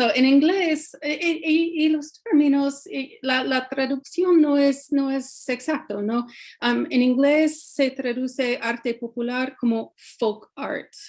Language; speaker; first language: Spanish; non-native, fluent; English